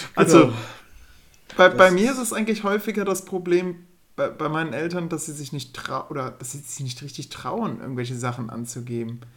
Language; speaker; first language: German; native; German